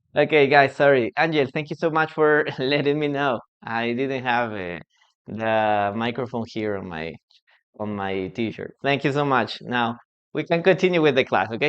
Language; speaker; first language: English; non-native, fluent; Spanish